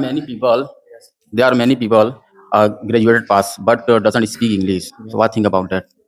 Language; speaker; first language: English; non-native, learner; Hindi